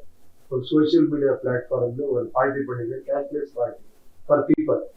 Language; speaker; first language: Tamil; non-native, learner; Kannada